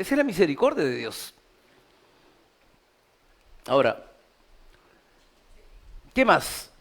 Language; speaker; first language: Spanish; native; Spanish